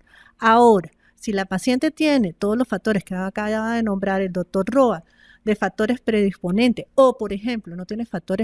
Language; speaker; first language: Spanish; native; Spanish